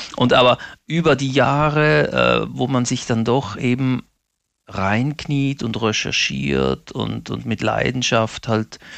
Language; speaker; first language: German; native; German